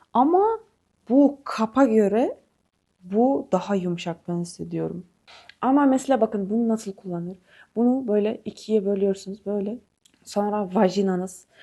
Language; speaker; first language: Turkish; non-native, fluent; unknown